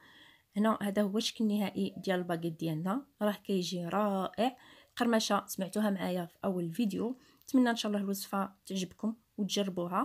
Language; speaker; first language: Arabic; native; Arabic